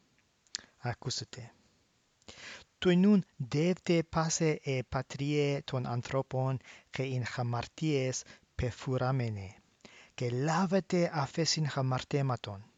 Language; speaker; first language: Greek; non-native, learner; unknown